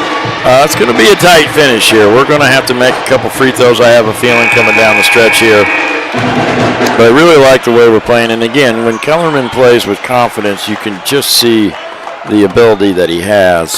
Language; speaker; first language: English; native; English